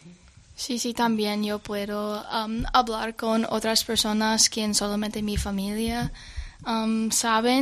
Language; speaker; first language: Spanish; non-native, learner; English